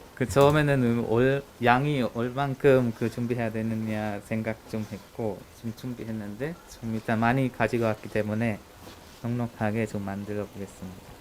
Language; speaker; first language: Korean; non-native, learner; Hungarian